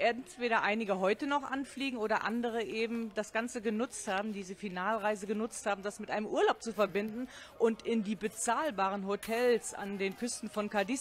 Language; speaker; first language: German; native; German